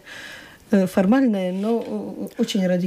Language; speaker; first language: Russian; non-native, local second language; Latvian